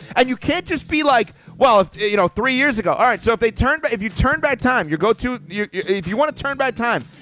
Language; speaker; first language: English; native; English